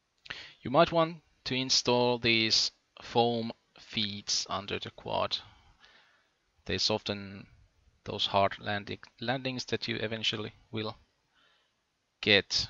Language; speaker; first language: English; non-native, fluent; Finnish